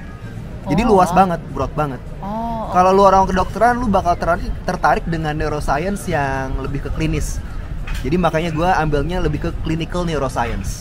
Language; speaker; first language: Indonesian; native; Indonesian